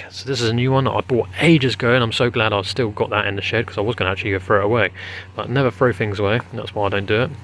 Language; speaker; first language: English; native; English